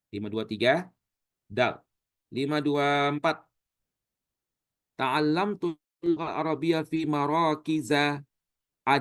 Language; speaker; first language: Arabic; non-native, fluent; Indonesian